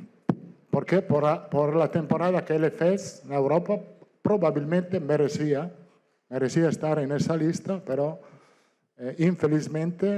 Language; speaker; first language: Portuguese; non-native, fluent; Italian